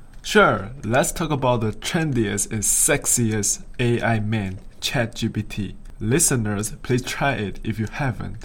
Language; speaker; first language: English; non-native, fluent; Chinese